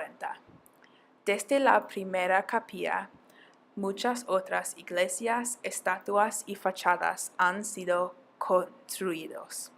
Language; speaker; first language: Spanish; non-native, learner; English